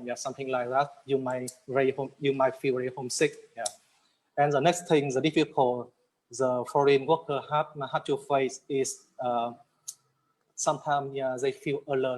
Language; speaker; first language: English; non-native, learner; Vietnamese